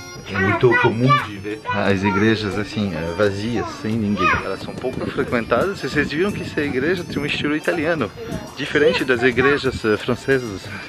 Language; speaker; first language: Portuguese; non-native, fluent; French